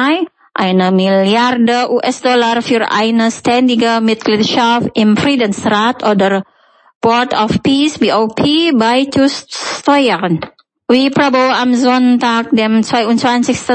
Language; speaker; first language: German; non-native, fluent; Indonesian